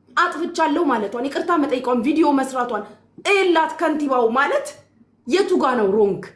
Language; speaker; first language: Amharic; native; Amharic